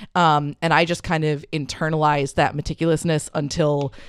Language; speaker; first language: English; native; English